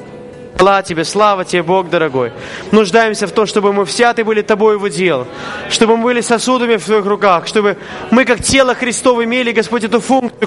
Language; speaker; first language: Russian; native; Russian